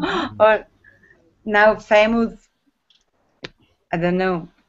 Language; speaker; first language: English; non-native, learner; Italian